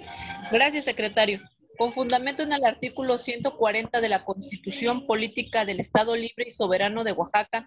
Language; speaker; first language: Spanish; native; Spanish